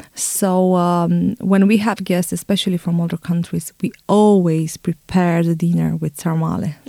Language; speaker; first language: English; non-native, fluent; Romanian